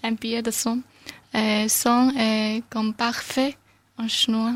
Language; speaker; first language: French; non-native, learner; Chinese